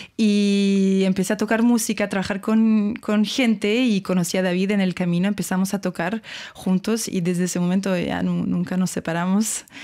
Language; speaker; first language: Spanish; non-native, fluent; French